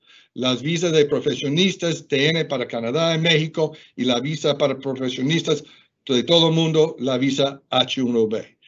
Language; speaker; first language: Spanish; non-native, fluent; English